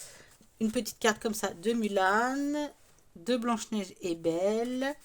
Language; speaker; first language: French; native; French